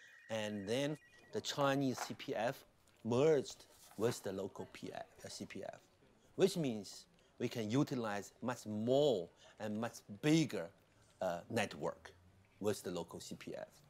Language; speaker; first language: English; non-native, fluent; Chinese